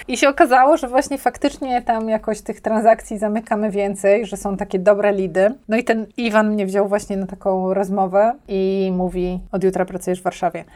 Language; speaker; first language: Polish; native; Polish